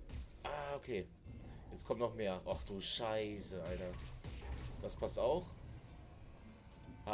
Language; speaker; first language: German; native; German